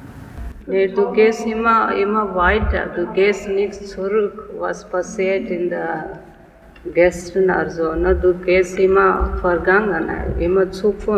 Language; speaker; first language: German; non-native, learner; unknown